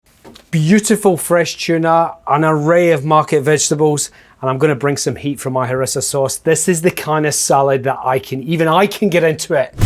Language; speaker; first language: English; native; English